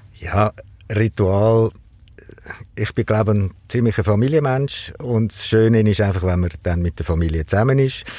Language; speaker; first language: German; native; German